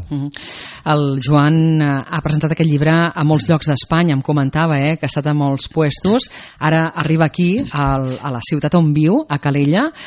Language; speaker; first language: Catalan; native; Catalan